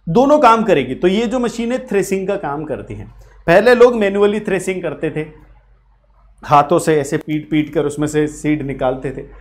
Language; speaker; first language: Hindi; native; Hindi